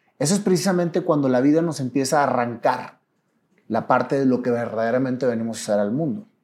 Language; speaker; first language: Spanish; native; Spanish